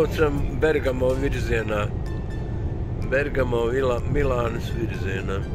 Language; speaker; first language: Latvian; native; Latvian